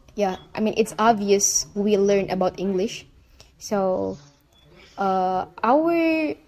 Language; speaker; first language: English; non-native, fluent; Indonesian